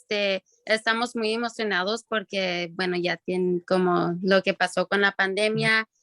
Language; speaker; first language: Spanish; early bilingual, other home language; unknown